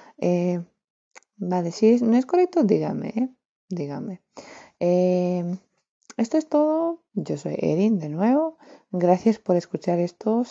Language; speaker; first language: Spanish; non-native, fluent; Romanian